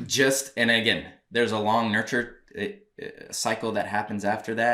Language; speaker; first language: English; native; English